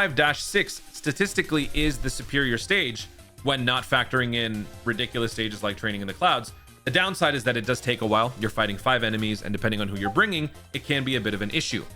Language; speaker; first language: English; native; English